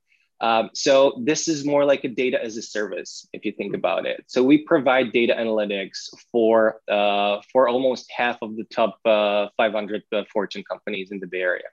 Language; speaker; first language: English; non-native, fluent; Czech